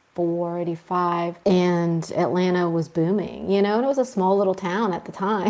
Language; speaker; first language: English; early bilingual, other home language; Spanish